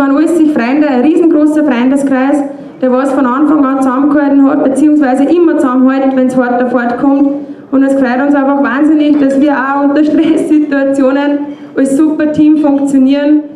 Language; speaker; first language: German; native; German